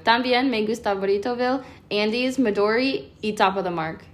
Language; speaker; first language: Spanish; non-native, learner; English